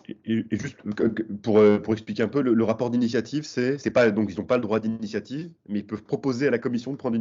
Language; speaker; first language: French; native; French